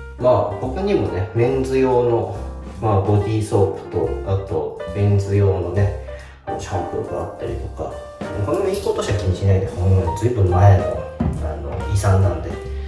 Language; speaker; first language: Japanese; native; Japanese